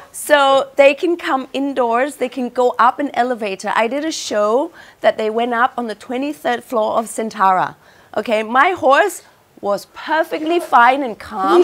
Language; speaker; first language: English; non-native, fluent; Thai